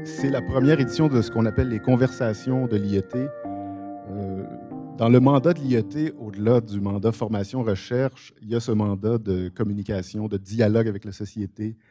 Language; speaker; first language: French; native; French